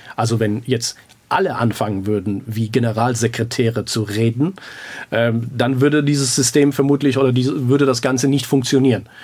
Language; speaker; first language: German; early bilingual, other home language; Persian